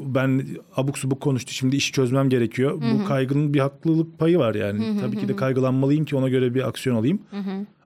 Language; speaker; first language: Turkish; native; Turkish